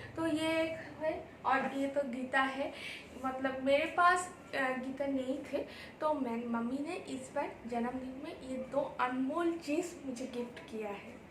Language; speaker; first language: Hindi; non-native, local second language; Bangla